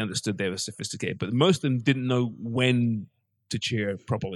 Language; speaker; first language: English; native; English